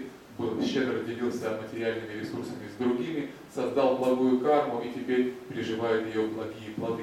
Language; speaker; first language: Russian; native; Russian